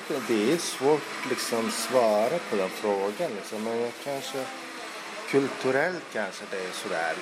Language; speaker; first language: Swedish; non-native, local second language; Arabic